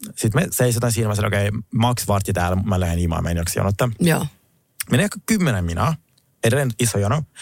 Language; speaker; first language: Finnish; early bilingual, other home language; Russian